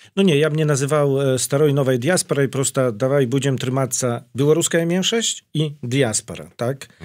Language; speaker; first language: Polish; non-native, learner; Belarusian